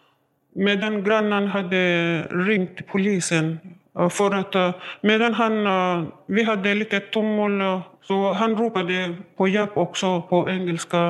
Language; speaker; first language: Swedish; non-native, learner; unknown